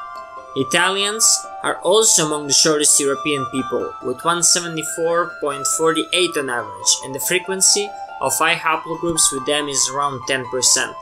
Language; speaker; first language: English; non-native, fluent; Serbian